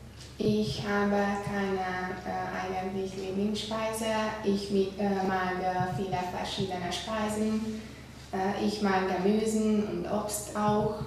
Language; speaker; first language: German; non-native, learner; Hungarian